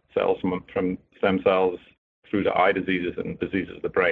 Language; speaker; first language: English; native; English